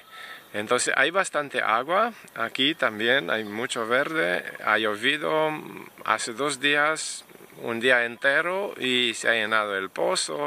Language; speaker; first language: Spanish; non-native, fluent; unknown